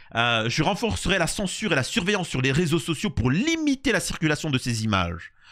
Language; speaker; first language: French; native; French